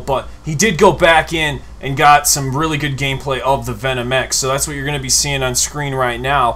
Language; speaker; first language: English; native; English